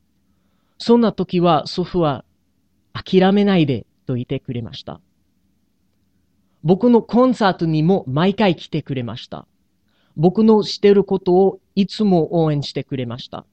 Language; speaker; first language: Japanese; non-native, learner; English